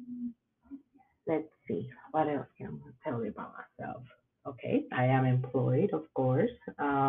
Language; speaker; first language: English; non-native, fluent; Spanish